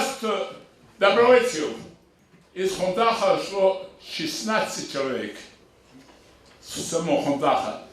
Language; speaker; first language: Russian; non-native, local second language; Avaric